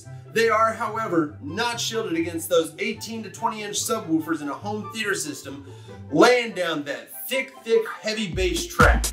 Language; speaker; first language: English; native; English